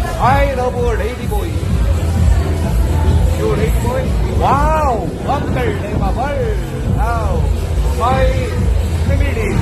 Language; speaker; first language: English; non-native, learner; Korean